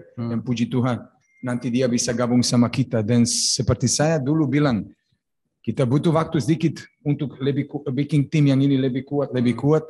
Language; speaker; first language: Indonesian; non-native, fluent; Serbian